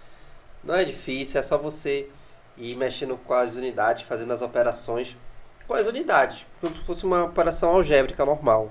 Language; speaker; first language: Portuguese; native; Portuguese